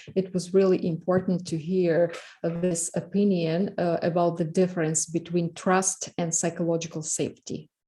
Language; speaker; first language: English; non-native, fluent; Russian